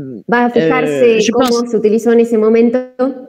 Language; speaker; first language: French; non-native, fluent; Spanish